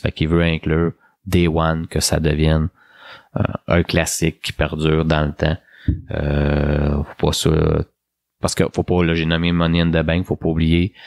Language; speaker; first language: French; native; French